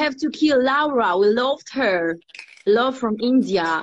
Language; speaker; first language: English; non-native, fluent; Polish